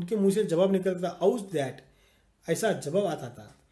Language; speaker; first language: Hindi; non-native, local second language; Marathi